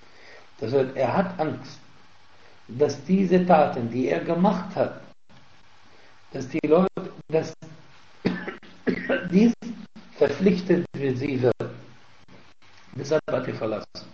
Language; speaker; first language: German; non-native, fluent; Arabic